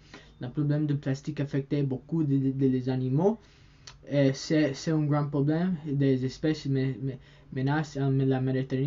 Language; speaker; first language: French; non-native, learner; English